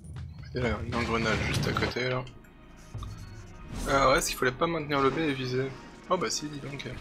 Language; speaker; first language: French; native; French